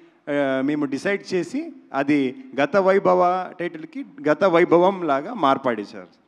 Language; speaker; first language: Telugu; non-native, local second language; Kannada